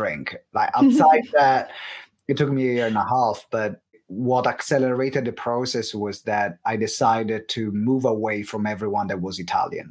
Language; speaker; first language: English; non-native, fluent; Italian